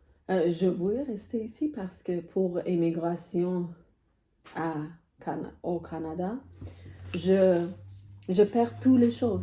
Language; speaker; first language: French; non-native, learner; Persian